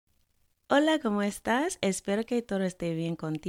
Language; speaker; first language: Spanish; non-native, fluent; English